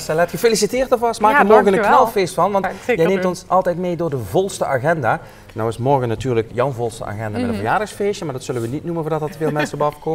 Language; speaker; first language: Dutch; native; Dutch